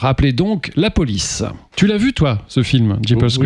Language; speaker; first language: French; native; French